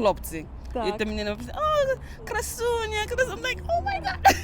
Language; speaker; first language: Ukrainian; non-native, learner; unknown